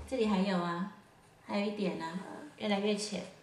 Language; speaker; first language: Chinese; native; Chinese